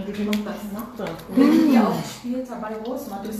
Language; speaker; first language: German; non-native, fluent; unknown